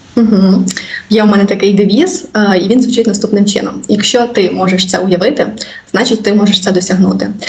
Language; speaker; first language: Ukrainian; native; Ukrainian